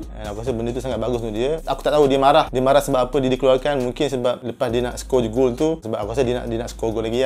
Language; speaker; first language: Malay; native; Malay